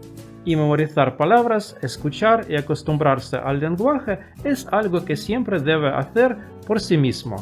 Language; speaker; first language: Spanish; non-native, fluent; Russian